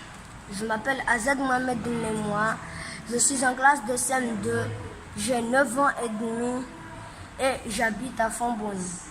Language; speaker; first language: French; non-native, local second language; Comorian